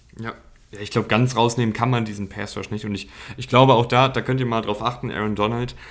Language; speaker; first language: German; native; German